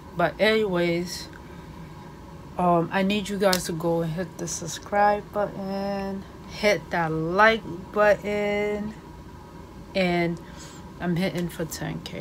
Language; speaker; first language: English; native; English